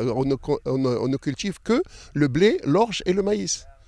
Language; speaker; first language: French; non-native, local second language; Arabic